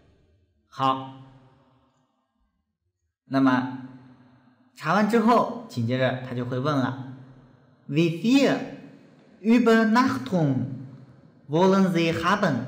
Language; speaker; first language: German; non-native, fluent; Chinese